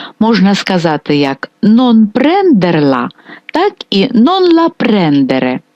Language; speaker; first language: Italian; non-native, fluent; Ukrainian